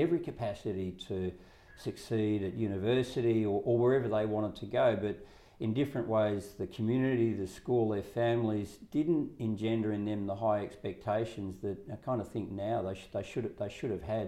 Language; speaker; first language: English; native; English